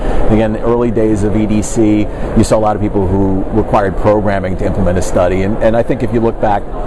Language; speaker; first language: English; native; English